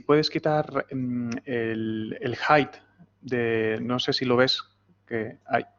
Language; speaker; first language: Spanish; native; Spanish